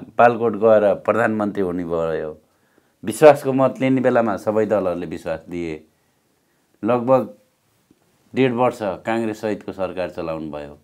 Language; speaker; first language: Nepali; native; Nepali